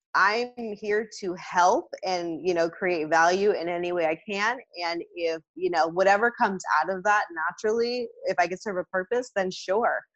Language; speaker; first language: English; native; English